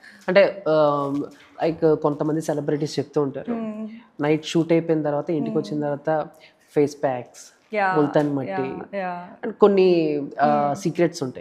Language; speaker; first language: Telugu; native; Telugu